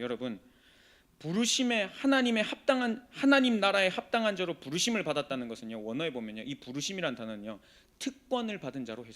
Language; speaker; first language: Korean; native; Korean